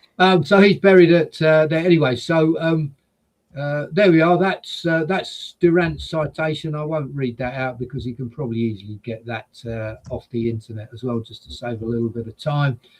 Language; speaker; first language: English; native; English